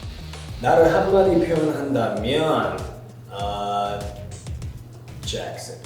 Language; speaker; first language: Korean; non-native, fluent; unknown